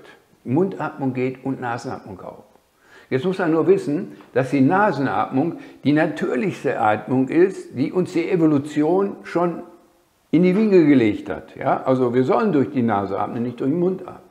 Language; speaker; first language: German; native; German